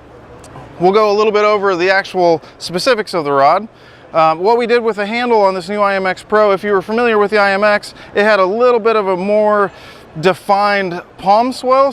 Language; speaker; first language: English; native; English